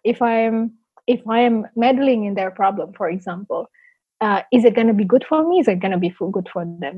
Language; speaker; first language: English; non-native, fluent; Indonesian